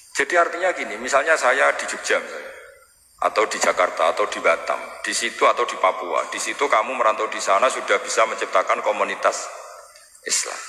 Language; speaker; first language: Indonesian; non-native, local second language; Javanese